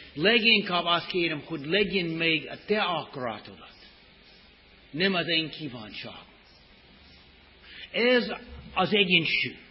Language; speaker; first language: Hungarian; non-native, fluent; English